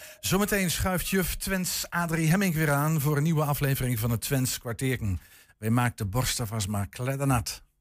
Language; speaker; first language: Dutch; native; Dutch